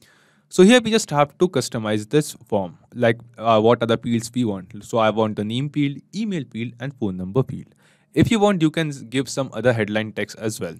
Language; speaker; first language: English; non-native, local second language; Hindi